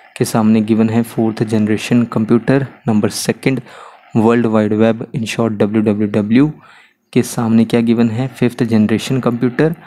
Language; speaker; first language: Hindi; native; Hindi